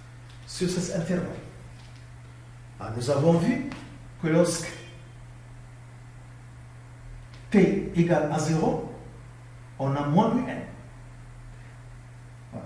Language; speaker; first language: French; non-native, local second language; Arabic